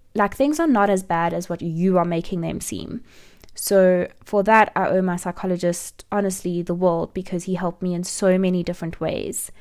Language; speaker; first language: English; native; English